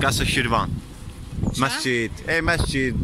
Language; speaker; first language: Arabic; non-native, learner; Azerbaijani